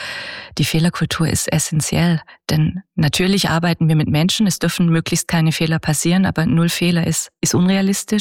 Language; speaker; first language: German; native; German